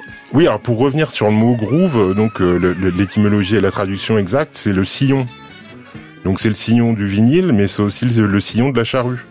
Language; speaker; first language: French; native; French